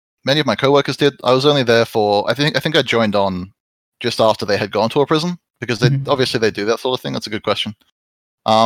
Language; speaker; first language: English; native; English